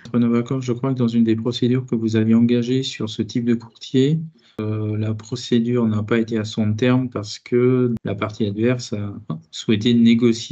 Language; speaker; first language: French; native; French